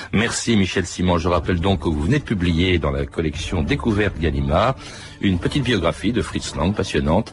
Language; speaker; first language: French; native; French